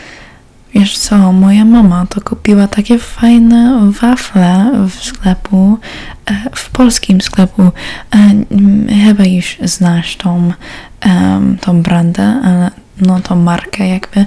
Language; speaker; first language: Polish; early bilingual, heritage; Polish